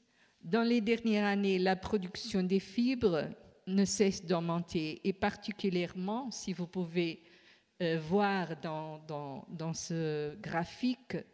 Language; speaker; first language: French; non-native, fluent; Portuguese